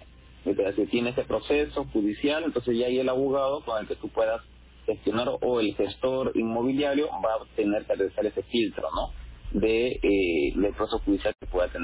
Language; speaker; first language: Spanish; native; Spanish